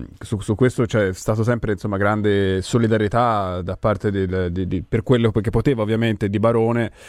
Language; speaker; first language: Italian; native; Italian